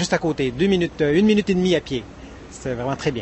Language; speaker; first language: French; native; French